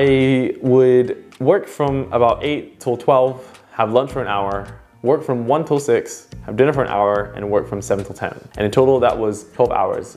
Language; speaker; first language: English; native; English